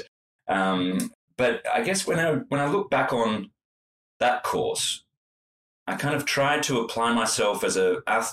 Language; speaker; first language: English; native; English